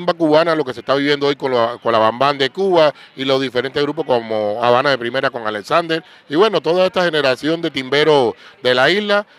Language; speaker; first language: Spanish; native; Spanish